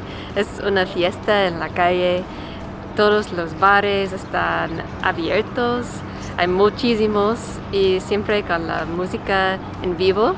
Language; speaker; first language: Spanish; non-native, fluent; English